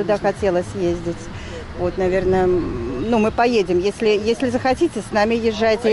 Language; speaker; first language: Russian; native; Russian